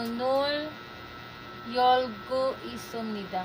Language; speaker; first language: Korean; non-native, learner; Filipino